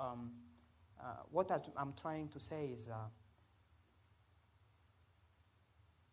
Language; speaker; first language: English; non-native, fluent; Swahili